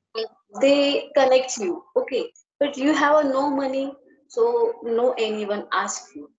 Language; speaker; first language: English; non-native, learner; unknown